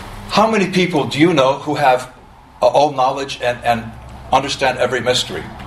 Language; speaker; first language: English; native; English